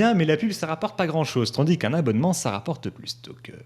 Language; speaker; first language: French; native; French